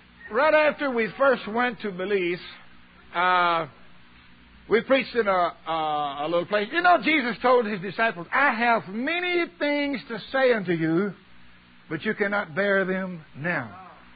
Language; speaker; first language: English; native; English